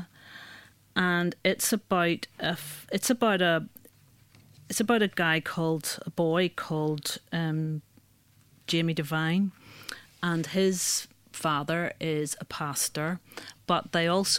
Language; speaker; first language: English; native; English